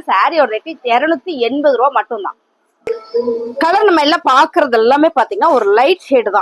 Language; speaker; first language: Tamil; native; Tamil